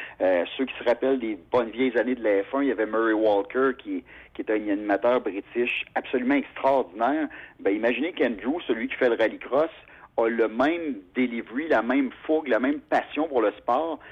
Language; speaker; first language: French; native; French